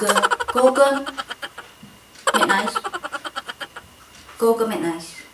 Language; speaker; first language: Dutch; non-native, fluent; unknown